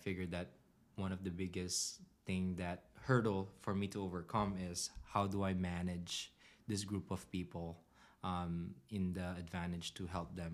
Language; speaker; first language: English; non-native, local second language; Filipino